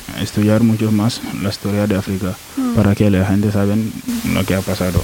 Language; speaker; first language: Spanish; non-native, learner; Wolof